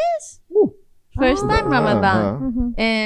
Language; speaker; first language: English; non-native, fluent; Japanese